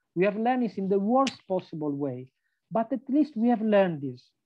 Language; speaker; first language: English; non-native, fluent; Italian